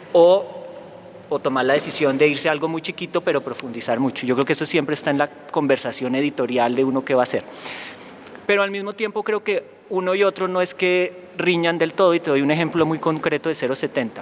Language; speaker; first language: Spanish; native; Spanish